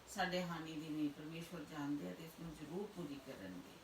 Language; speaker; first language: Hindi; non-native, local second language; Punjabi